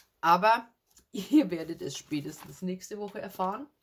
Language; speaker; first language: German; native; German